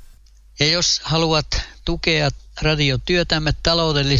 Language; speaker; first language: Finnish; native; Finnish